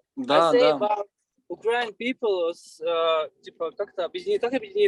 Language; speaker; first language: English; non-native, learner; Russian